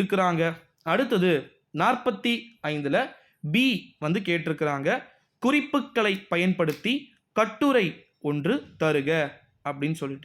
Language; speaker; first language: Tamil; native; Tamil